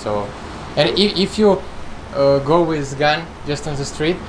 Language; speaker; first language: English; non-native, learner; Russian